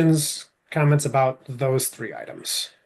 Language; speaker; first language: English; native; English